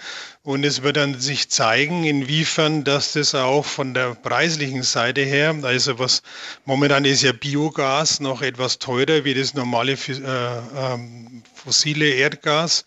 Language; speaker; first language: German; native; German